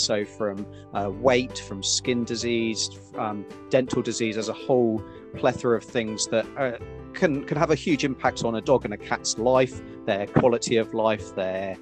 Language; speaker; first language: English; native; English